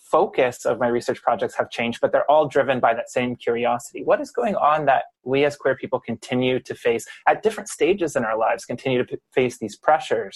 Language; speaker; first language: English; native; English